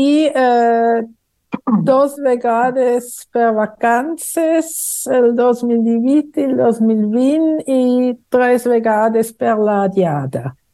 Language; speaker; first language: Catalan; non-native, fluent; German